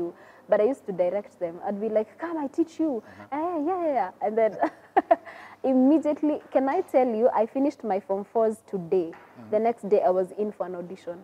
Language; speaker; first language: English; non-native, local second language; Kikuyu